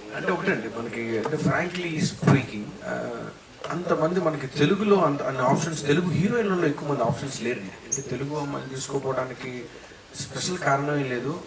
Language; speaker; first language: Telugu; native; Telugu